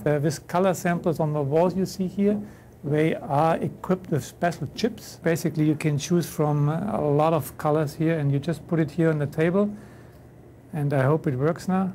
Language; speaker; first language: English; non-native, fluent; German